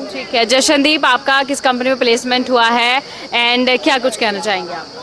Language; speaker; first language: Hindi; native; Hindi